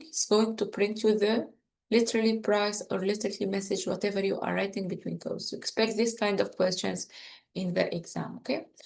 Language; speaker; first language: English; non-native, fluent; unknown